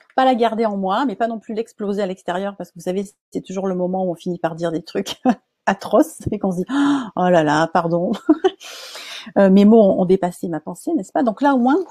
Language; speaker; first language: French; native; French